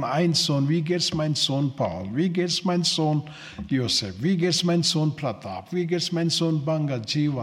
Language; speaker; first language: German; non-native, learner; Telugu